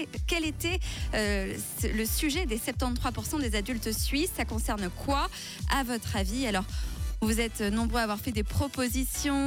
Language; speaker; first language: French; native; French